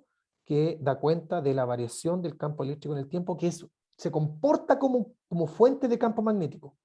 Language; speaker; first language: Spanish; native; Spanish